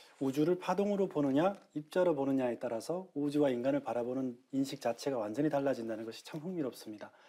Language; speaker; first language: Korean; native; Korean